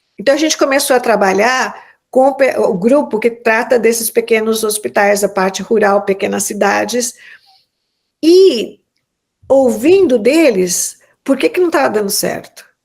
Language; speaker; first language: Portuguese; native; Portuguese